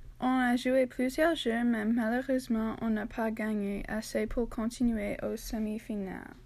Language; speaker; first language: French; non-native, learner; English